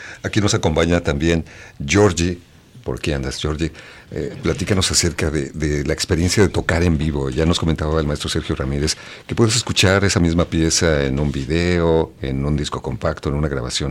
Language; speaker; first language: Spanish; native; Spanish